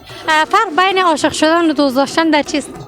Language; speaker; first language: Persian; native; Persian